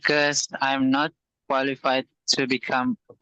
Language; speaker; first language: English; non-native, learner; Indonesian